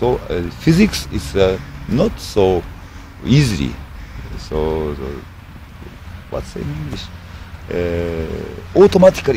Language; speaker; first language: English; non-native, learner; Japanese